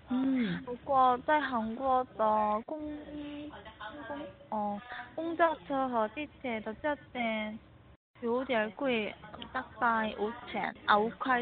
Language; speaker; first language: Chinese; non-native, learner; Korean